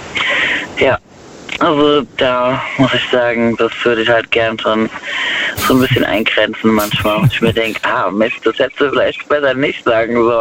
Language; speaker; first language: German; native; German